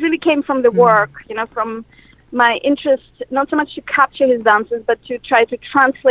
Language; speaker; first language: English; non-native, fluent; Russian